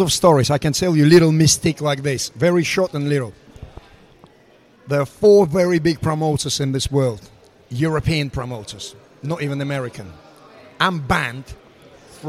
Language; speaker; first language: English; non-native, fluent; Russian